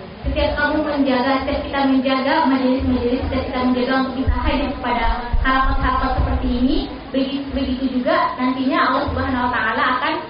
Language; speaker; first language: Indonesian; native; Indonesian